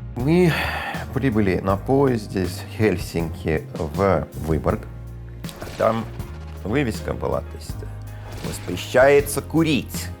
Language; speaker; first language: Russian; non-native, fluent; English